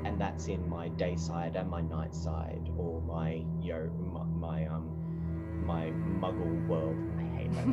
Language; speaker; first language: English; native; English